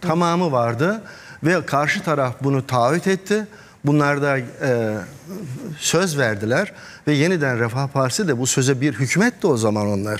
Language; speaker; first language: Turkish; native; Turkish